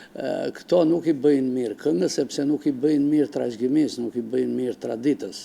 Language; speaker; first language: Albanian; native; Albanian